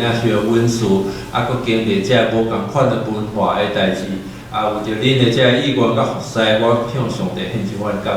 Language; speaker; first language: Chinese; native; Chinese